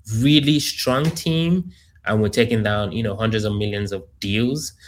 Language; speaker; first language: English; non-native, local second language; Yoruba